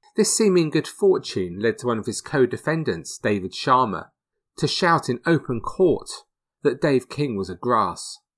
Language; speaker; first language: English; native; English